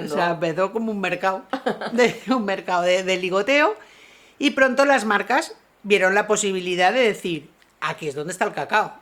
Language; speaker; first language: Spanish; native; Spanish